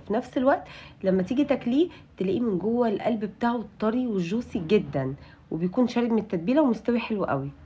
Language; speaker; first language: Arabic; native; Arabic